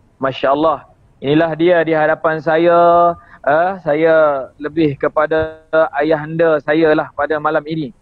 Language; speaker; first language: Malay; native; Malay